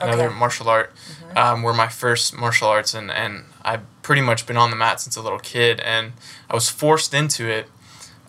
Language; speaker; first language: English; native; English